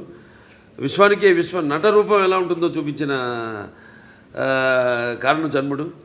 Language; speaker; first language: Telugu; native; Telugu